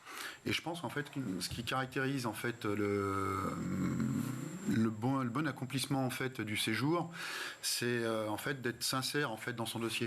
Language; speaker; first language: French; native; French